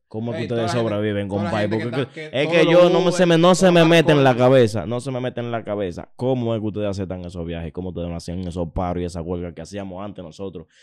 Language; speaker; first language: Spanish; native; Spanish